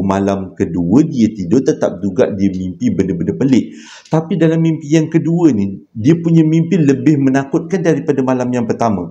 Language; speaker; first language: Malay; native; Malay